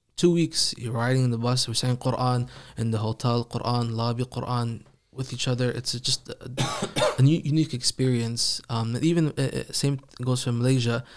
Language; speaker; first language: English; early bilingual, other home language; Persian